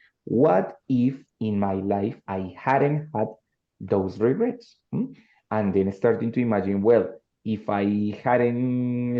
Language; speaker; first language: English; non-native, fluent; Spanish